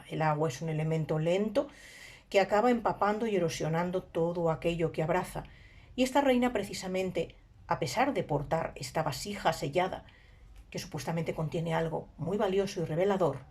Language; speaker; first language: Spanish; native; Spanish